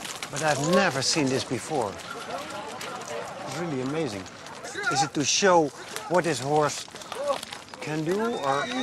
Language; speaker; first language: English; non-native, fluent; Dutch